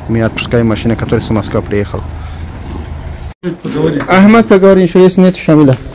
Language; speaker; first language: Russian; non-native, local second language; Tajik